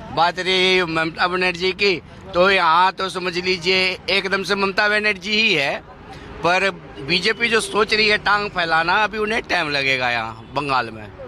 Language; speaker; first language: Hindi; native; Hindi